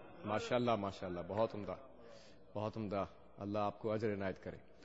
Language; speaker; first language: Urdu; native; Urdu